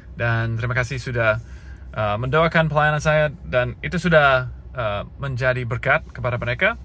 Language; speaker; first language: Indonesian; non-native, fluent; English